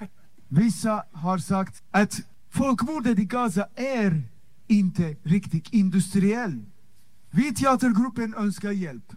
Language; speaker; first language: Swedish; non-native, fluent; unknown